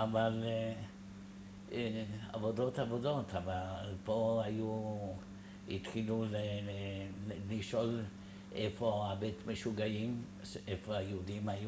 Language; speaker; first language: Hebrew; non-native, fluent; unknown